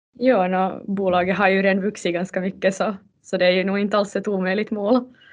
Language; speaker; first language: Swedish; native; Swedish